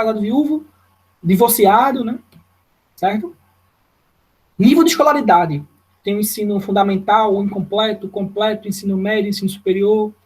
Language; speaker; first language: Portuguese; native; Portuguese